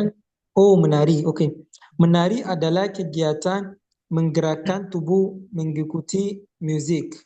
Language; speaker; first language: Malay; non-native, learner; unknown